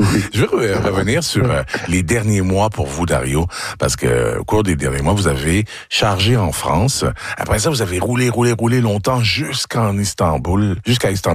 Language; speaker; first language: French; native; French